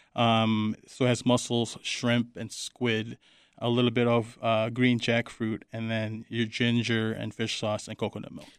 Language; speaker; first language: English; non-native, local second language; Filipino